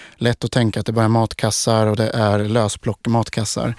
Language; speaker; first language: Swedish; native; Swedish